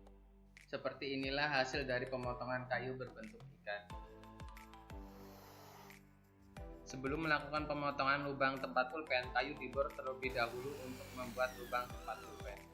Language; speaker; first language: Indonesian; native; Indonesian